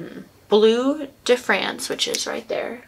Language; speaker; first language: English; native; English